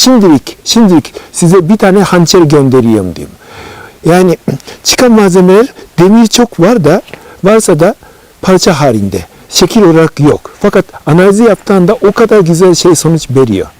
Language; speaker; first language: Turkish; non-native, fluent; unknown